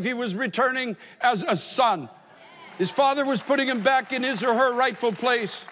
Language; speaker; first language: English; native; English